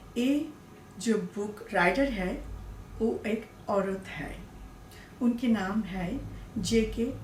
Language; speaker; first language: Hindi; non-native, learner; Bangla